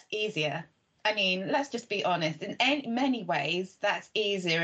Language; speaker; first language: English; native; English